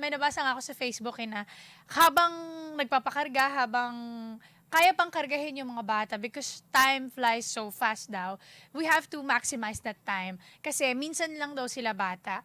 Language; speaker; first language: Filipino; non-native, local second language; Cebuano